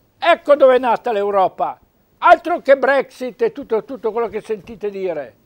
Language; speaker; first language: Italian; native; Italian